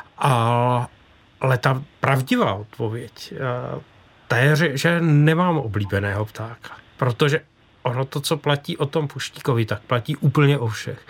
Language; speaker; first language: Czech; native; Czech